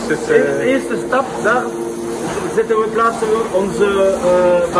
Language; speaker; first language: Dutch; non-native, local second language; French